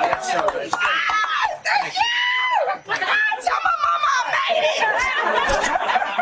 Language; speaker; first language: English; native; English